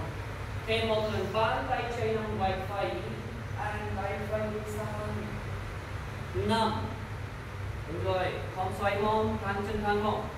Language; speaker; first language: Vietnamese; non-native, learner; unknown